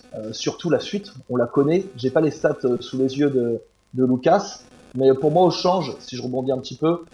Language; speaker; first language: French; native; French